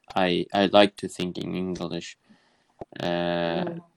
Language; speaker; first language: English; non-native, fluent; Kurdish